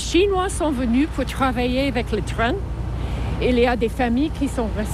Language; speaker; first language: French; non-native, learner; English